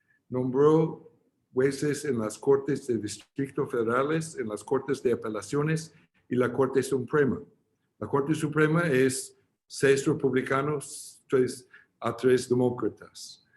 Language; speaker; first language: Spanish; non-native, fluent; English